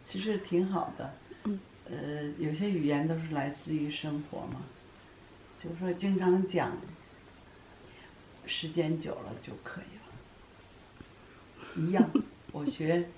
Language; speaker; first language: Chinese; native; Chinese